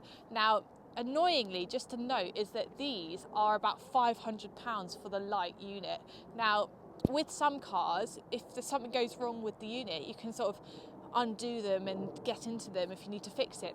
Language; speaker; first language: English; native; English